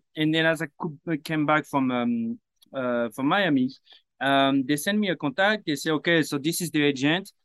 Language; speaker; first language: English; non-native, fluent; French